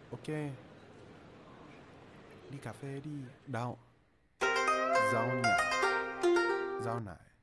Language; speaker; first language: Vietnamese; non-native, learner; English